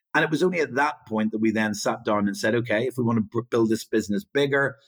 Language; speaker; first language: English; native; English